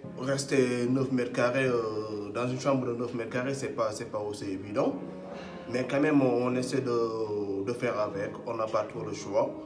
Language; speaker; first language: French; non-native, local second language; Wolof